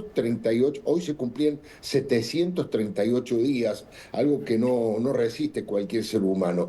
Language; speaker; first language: Spanish; native; Spanish